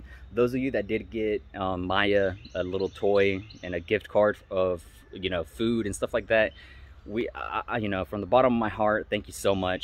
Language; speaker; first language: English; native; English